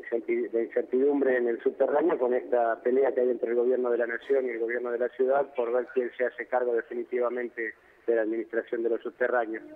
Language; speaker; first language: Spanish; native; Spanish